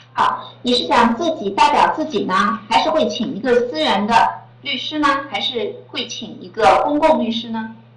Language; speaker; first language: Chinese; native; Chinese